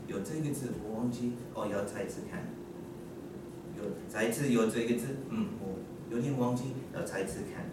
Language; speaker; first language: Chinese; non-native, learner; English